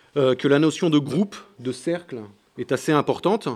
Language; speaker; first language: French; native; French